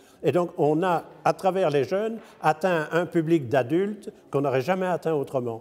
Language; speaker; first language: French; native; French